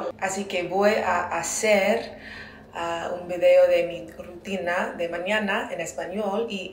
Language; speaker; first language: Spanish; non-native, learner; English